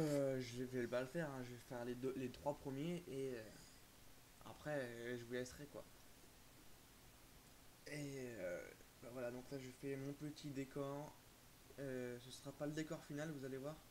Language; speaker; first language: French; native; French